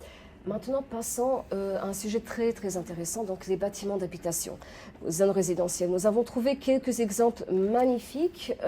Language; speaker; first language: French; non-native, fluent; Polish